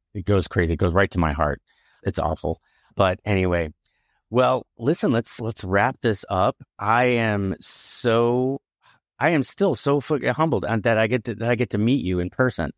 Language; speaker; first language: English; native; English